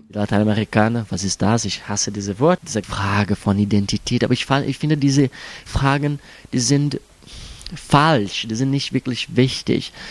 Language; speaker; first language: German; non-native, fluent; Portuguese